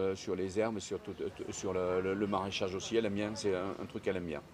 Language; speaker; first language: French; native; French